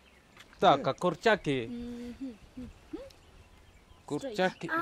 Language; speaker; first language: Polish; non-native, learner; Swahili